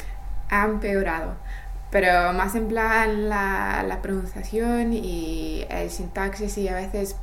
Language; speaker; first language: Spanish; non-native, fluent; English